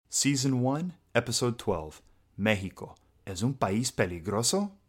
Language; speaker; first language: Spanish; non-native, fluent; English